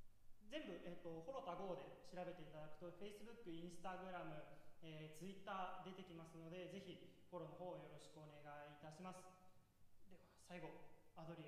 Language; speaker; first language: Japanese; native; Japanese